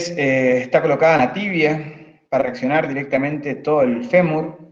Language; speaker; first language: Spanish; native; Spanish